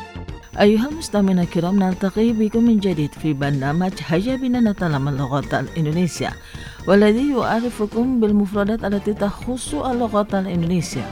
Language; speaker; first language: Arabic; non-native, fluent; Indonesian